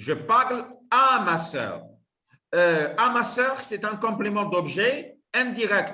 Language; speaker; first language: French; non-native, local second language; Arabic